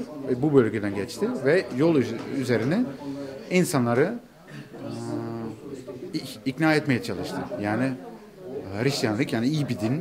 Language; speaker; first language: Turkish; non-native, fluent; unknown